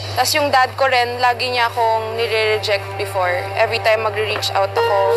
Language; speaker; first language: Filipino; early bilingual, heritage; Filipino